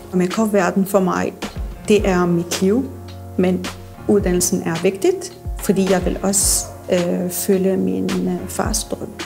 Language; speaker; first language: Danish; non-native, fluent; Arabic